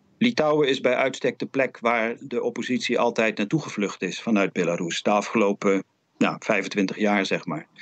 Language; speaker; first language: Dutch; native; Dutch